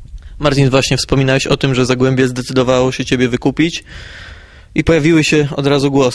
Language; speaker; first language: Polish; native; Polish